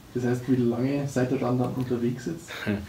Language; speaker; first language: German; native; German